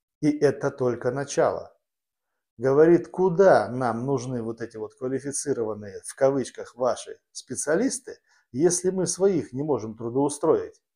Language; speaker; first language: Russian; native; Russian